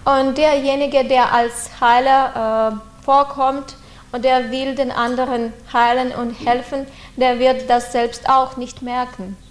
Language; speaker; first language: German; non-native, fluent; Russian